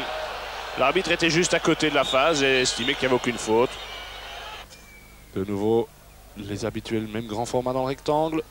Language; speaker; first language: French; native; French